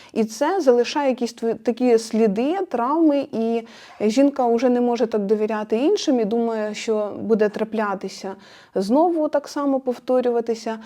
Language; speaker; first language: Ukrainian; non-native, local second language; Russian